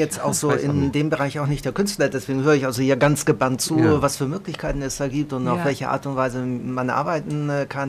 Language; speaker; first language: German; native; German